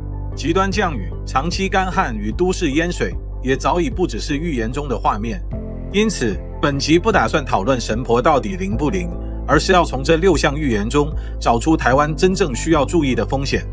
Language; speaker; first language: Chinese; native; Chinese